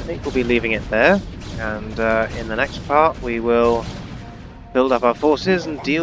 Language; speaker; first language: English; native; English